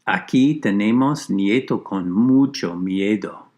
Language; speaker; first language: Spanish; non-native, learner; English